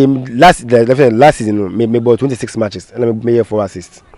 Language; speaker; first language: English; non-native, local second language; Akan